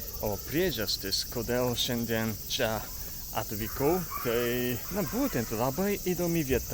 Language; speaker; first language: Lithuanian; non-native, learner; Japanese